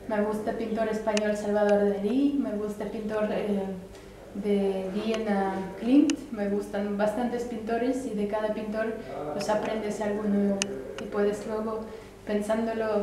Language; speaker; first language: Spanish; early bilingual, other home language; Russian